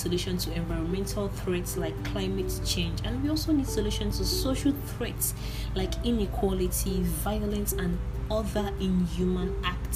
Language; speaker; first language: English; non-native, local second language; Igbo